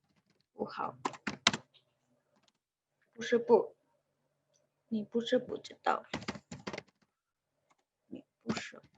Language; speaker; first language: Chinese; non-native, fluent; Indonesian